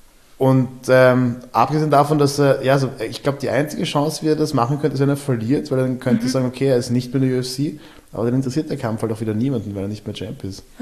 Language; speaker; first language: German; native; German